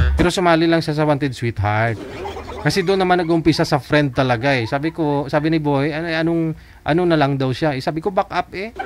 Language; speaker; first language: Filipino; native; Filipino